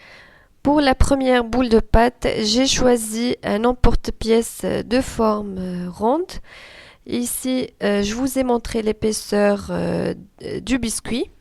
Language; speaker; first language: French; non-native, local second language; Arabic